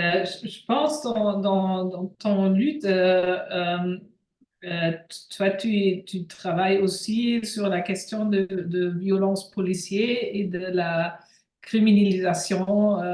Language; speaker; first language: French; non-native, fluent; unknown